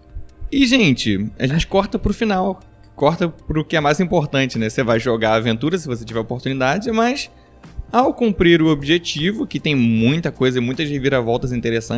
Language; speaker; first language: Portuguese; native; Portuguese